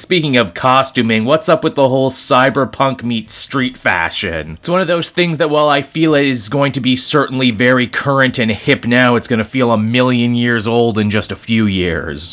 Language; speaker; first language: English; native; English